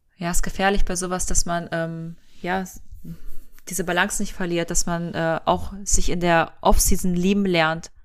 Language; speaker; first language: German; early bilingual, other home language; Russian